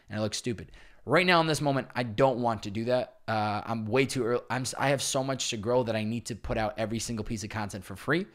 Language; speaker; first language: English; native; English